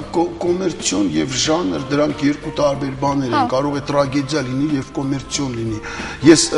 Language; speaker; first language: Armenian; early bilingual, heritage; Armenian